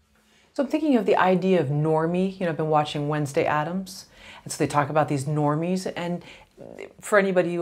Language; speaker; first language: English; native; English